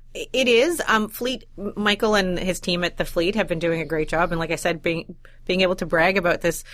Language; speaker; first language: English; native; English